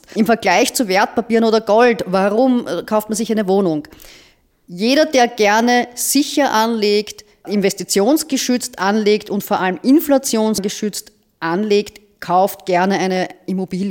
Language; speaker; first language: German; native; German